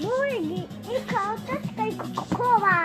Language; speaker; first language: Russian; early bilingual, other home language; Tajik